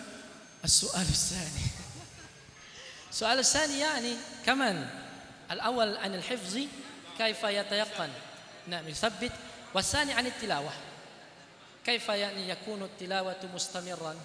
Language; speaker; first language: Arabic; non-native, fluent; Indonesian